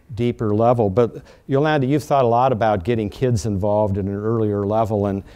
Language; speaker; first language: English; native; English